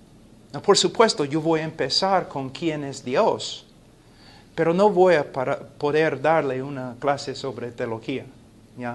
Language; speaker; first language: Spanish; non-native, fluent; English